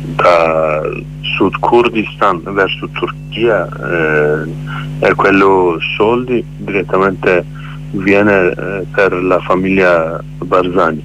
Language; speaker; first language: Italian; non-native, learner; Kurdish